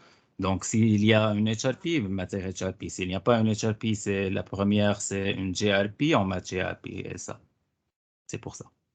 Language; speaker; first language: French; non-native, fluent; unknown